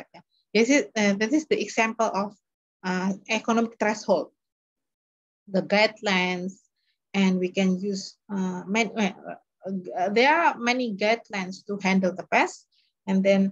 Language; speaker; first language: English; non-native, learner; Indonesian